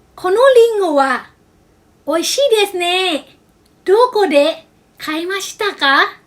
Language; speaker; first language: Japanese; non-native, fluent; Thai